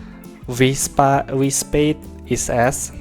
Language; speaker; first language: German; non-native, fluent; Indonesian